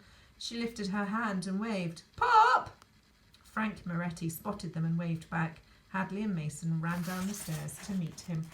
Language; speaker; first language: English; native; English